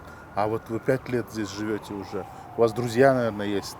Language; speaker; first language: Russian; non-native, local second language; Kyrgyz